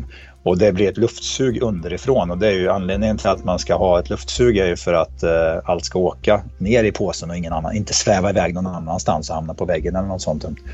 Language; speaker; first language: Swedish; native; Swedish